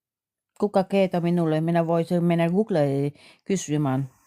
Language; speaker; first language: Finnish; non-native, learner; Vietnamese